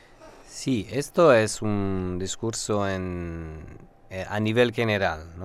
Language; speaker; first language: Spanish; non-native, learner; Italian